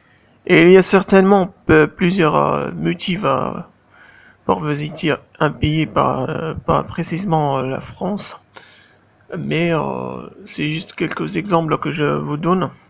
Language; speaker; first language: French; non-native, fluent; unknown